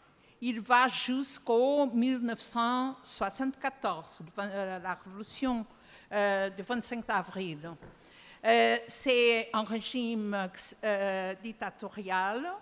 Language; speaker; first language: French; non-native, fluent; Portuguese